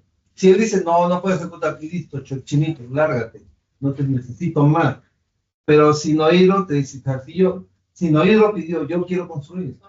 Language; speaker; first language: Spanish; native; Spanish